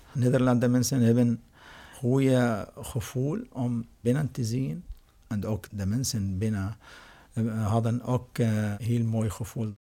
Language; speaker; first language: Dutch; non-native, learner; Arabic